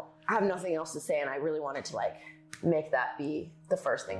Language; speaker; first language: English; early bilingual, other home language; Persian